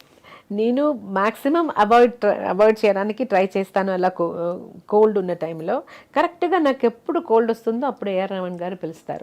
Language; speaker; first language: Telugu; non-native, local second language; Malayalam